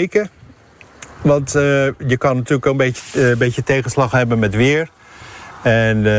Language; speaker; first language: Dutch; native; Dutch